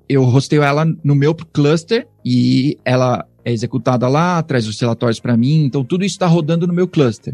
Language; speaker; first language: Portuguese; native; Portuguese